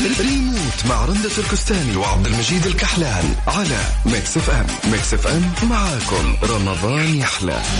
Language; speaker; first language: Arabic; native; Arabic